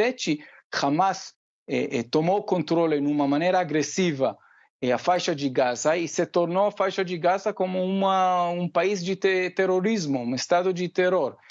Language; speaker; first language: Portuguese; non-native, fluent; Hebrew